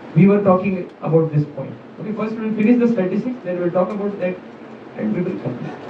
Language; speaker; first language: English; non-native, local second language; Marathi